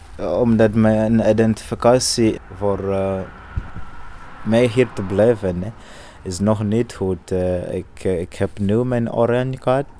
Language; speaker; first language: Dutch; non-native, learner; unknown